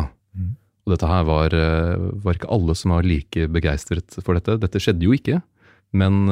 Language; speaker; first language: Norwegian; native; Norwegian